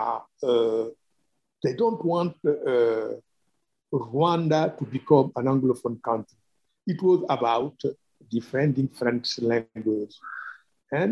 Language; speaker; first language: English; non-native, fluent; Wolof